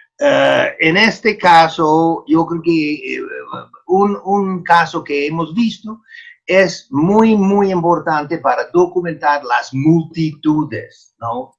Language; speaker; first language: Spanish; non-native, fluent; English